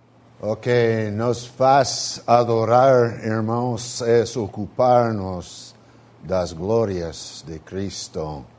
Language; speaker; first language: Portuguese; non-native, learner; Spanish